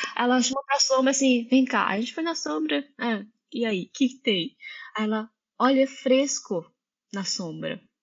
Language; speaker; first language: Portuguese; early bilingual, heritage; Japanese